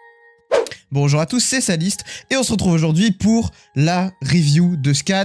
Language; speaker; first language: French; native; French